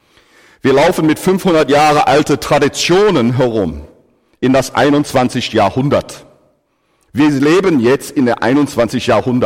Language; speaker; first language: German; non-native, fluent; English